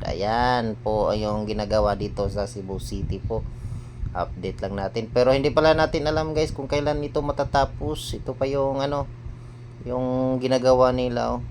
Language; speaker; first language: Filipino; non-native, local second language; Cebuano